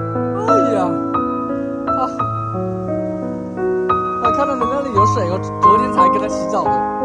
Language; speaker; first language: Chinese; native; Chinese